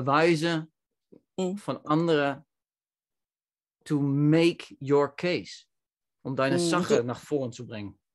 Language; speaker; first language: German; non-native, learner; Dutch